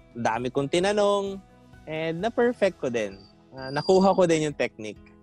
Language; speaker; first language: Filipino; non-native, local second language; Pampanga